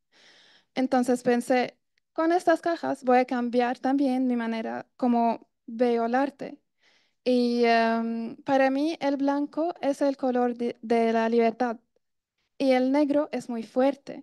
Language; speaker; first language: Spanish; non-native, fluent; Arabic